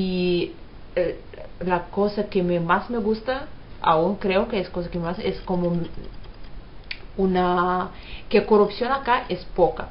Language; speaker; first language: Spanish; non-native, fluent; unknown